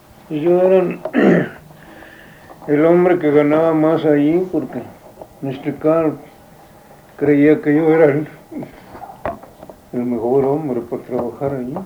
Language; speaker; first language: Spanish; native; Spanish